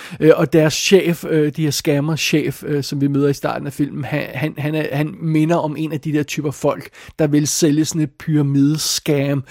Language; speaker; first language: Danish; native; Danish